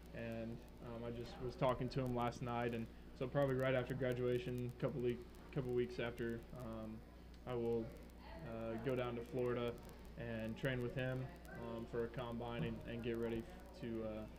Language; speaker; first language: English; native; English